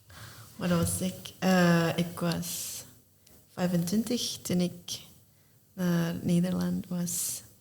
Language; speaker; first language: Dutch; non-native, learner; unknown